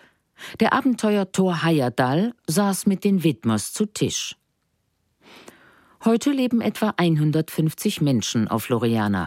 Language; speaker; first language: German; native; German